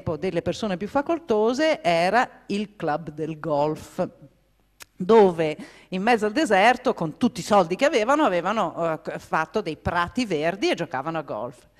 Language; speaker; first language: Italian; non-native, fluent; English